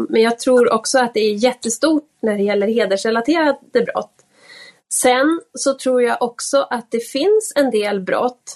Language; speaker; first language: Swedish; native; Swedish